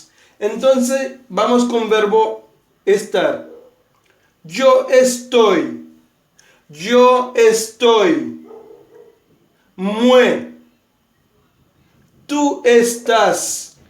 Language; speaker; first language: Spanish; non-native, fluent; Haitian Creole